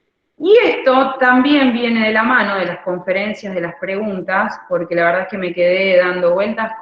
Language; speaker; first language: Spanish; native; Spanish